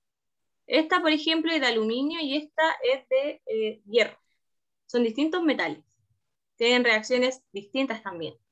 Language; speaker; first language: Spanish; native; Spanish